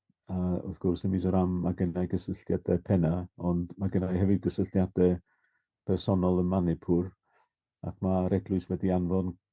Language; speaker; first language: Welsh; native; Welsh